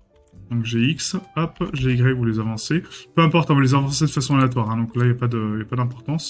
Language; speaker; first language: French; native; French